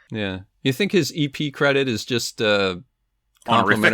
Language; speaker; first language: English; native; English